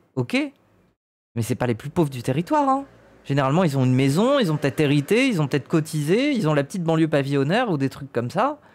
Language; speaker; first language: French; native; French